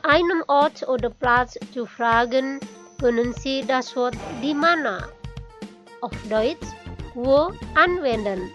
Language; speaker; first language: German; non-native, fluent; Indonesian